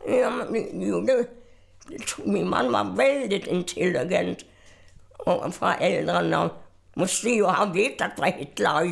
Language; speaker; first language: Swedish; non-native, fluent; German